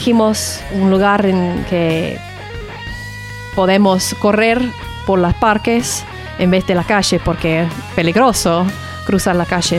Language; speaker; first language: Spanish; non-native, learner; English